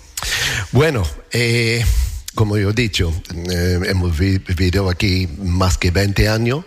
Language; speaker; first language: Spanish; non-native, fluent; English